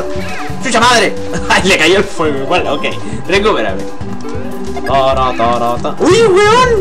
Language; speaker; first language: Spanish; native; Spanish